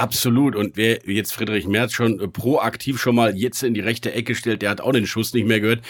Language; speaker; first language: German; native; German